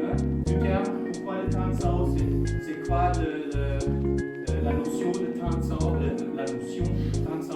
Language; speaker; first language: French; non-native, fluent; German